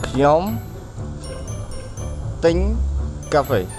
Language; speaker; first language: English; non-native, learner; Khmer